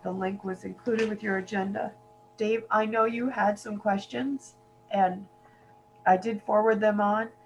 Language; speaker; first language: English; native; English